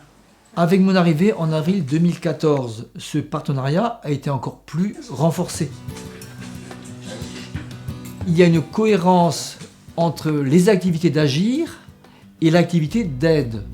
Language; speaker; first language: French; native; French